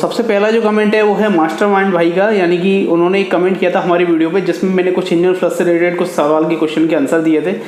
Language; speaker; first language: Hindi; native; Hindi